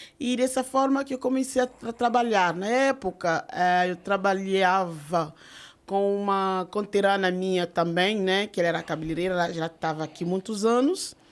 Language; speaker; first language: Portuguese; non-native, fluent; French